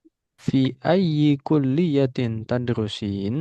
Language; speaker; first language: Arabic; non-native, fluent; Indonesian